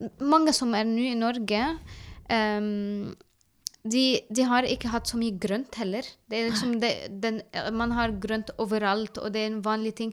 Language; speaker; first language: Norwegian; non-native, learner; Arabic